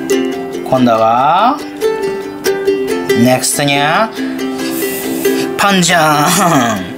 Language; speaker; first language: Indonesian; non-native, learner; Japanese